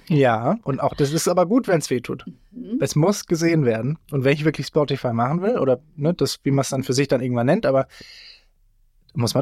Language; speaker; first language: German; native; German